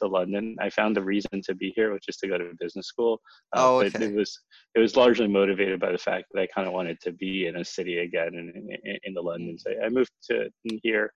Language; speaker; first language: English; native; English